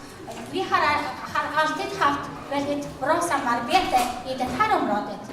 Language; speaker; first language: Swedish; non-native, fluent; Mongolian